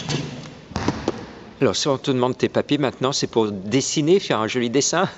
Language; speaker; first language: French; native; French